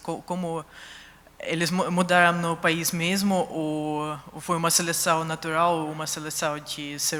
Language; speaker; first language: Portuguese; non-native, fluent; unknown